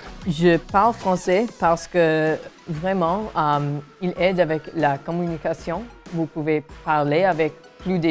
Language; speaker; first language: French; non-native, local second language; English